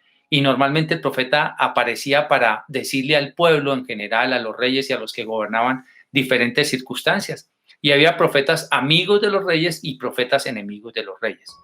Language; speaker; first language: Spanish; native; Spanish